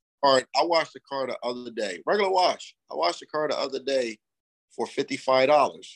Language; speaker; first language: English; native; English